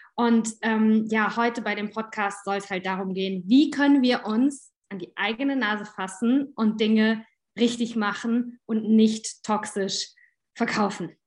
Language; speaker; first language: German; native; German